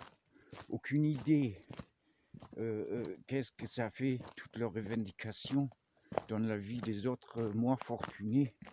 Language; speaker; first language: French; non-native, fluent; German